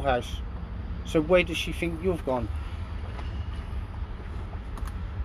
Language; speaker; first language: English; native; English